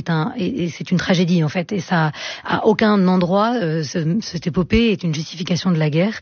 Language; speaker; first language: French; native; French